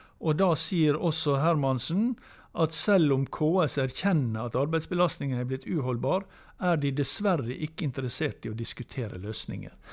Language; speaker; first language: Norwegian; native; Norwegian